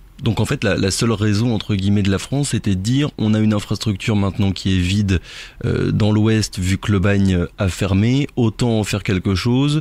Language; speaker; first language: French; native; French